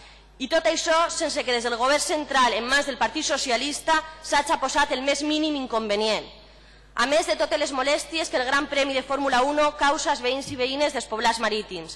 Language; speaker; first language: Catalan; native; Catalan